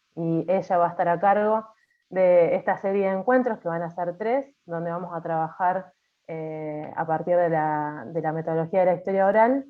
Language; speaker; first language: Spanish; native; Spanish